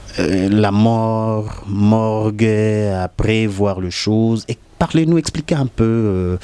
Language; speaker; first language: French; non-native, local second language; Lingala